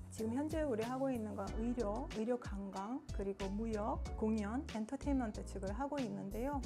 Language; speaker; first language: Korean; non-native, fluent; Azerbaijani